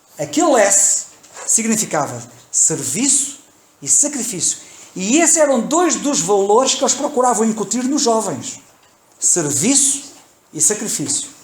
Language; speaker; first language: Portuguese; native; Portuguese